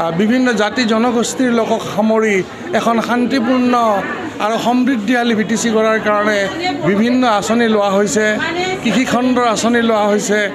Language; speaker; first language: Assamese; non-native, local second language; Bodo